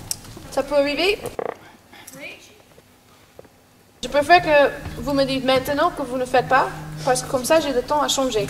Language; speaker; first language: French; non-native, fluent; English